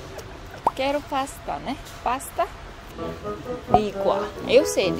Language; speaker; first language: Portuguese; non-native, learner; Korean